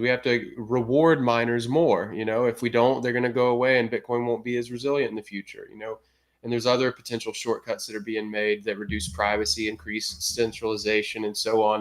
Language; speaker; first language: English; native; English